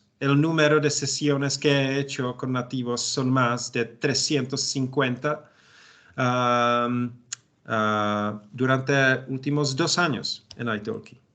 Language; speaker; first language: Spanish; non-native, learner; Czech